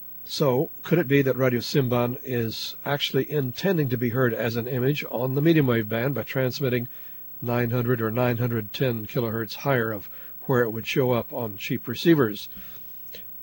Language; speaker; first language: English; native; English